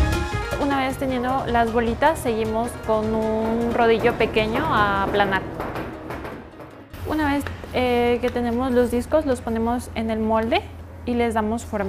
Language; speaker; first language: Spanish; native; Spanish